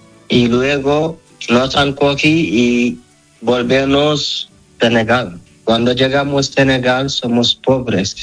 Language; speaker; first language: Spanish; non-native, learner; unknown